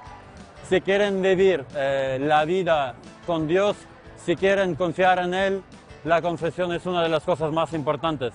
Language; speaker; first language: Spanish; non-native, fluent; Ukrainian